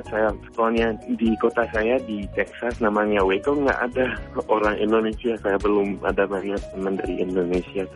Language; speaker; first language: Indonesian; non-native, fluent; English